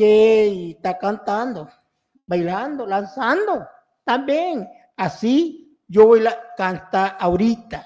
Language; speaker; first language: Spanish; non-native, local second language; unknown